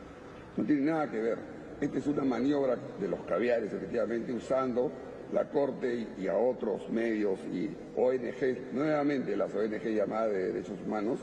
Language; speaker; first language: Spanish; native; Spanish